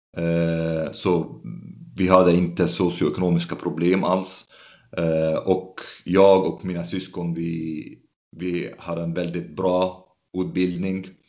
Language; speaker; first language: Swedish; non-native, fluent; Arabic